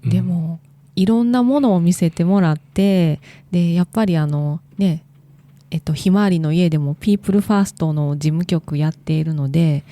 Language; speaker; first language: Japanese; native; Japanese